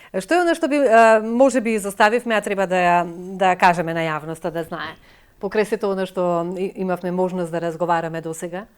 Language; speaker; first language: Macedonian; native; Macedonian